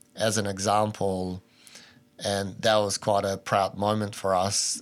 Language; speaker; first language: English; early bilingual, other home language; Albanian